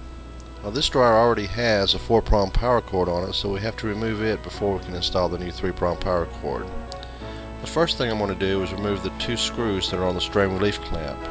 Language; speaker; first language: English; native; English